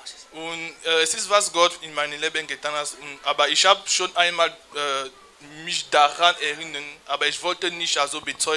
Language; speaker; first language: German; non-native, learner; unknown